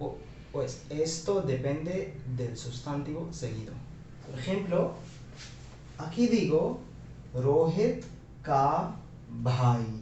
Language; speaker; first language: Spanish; non-native, fluent; Hindi